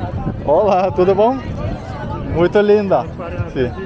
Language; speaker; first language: Portuguese; non-native, learner; Russian